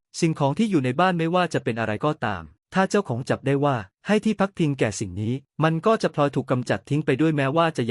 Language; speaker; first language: Thai; native; Thai